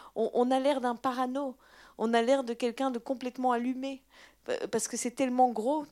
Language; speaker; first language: French; native; French